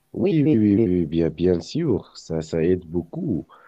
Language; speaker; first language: French; non-native, learner; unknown